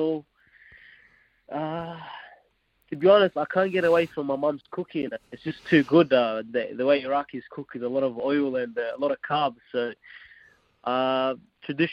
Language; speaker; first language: English; non-native, local second language; Arabic